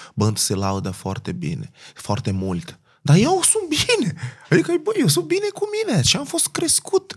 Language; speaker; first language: Romanian; non-native, fluent; Portuguese